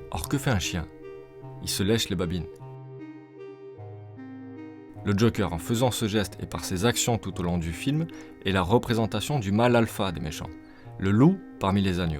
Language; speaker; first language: French; native; French